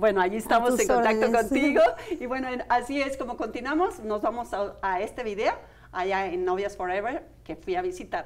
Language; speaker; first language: Spanish; native; Spanish